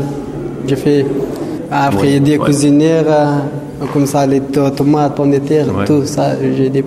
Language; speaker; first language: French; non-native, learner; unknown